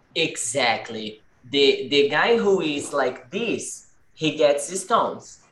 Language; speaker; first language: English; non-native, fluent; Portuguese